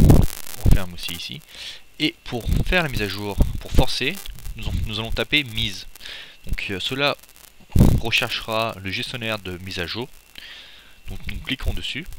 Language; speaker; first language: French; native; French